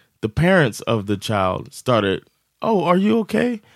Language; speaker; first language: English; native; English